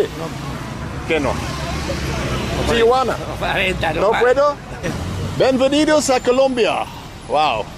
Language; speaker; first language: Spanish; non-native, learner; English